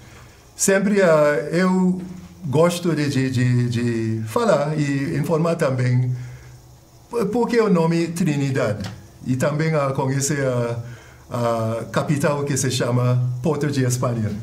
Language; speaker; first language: Portuguese; non-native, fluent; English